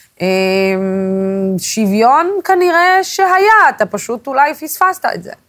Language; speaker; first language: Hebrew; non-native, local second language; Arabic